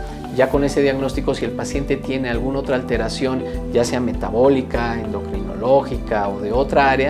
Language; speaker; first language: Spanish; native; Spanish